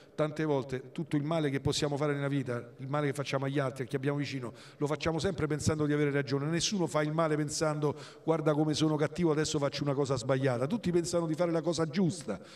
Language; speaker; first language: Italian; native; Italian